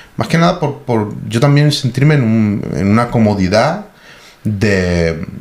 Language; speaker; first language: Spanish; native; Spanish